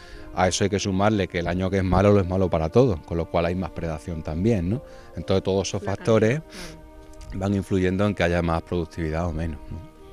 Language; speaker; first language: Spanish; native; Spanish